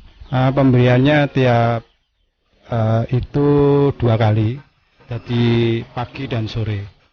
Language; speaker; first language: Indonesian; non-native, local second language; Javanese